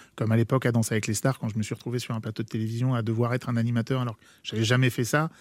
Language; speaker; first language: French; native; French